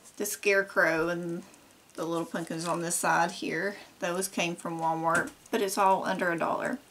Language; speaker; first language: English; native; English